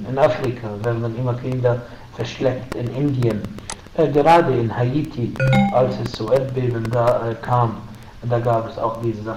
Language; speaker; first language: German; non-native, fluent; Arabic